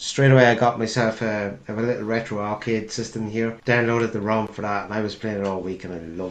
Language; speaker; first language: English; native; English